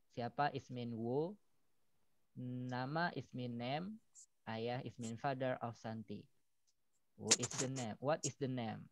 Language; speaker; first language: English; non-native, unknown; Indonesian